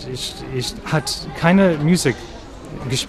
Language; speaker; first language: German; non-native, learner; English